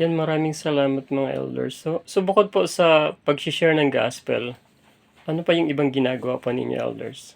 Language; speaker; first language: Filipino; native; Filipino